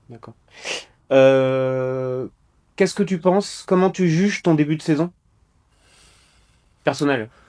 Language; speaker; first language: French; native; French